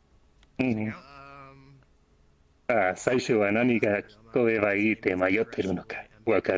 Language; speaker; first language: Japanese; non-native, learner; English